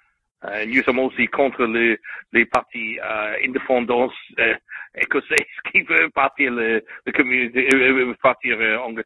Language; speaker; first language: French; non-native, learner; English